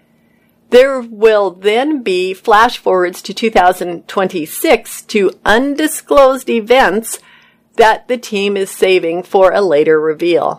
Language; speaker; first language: English; native; English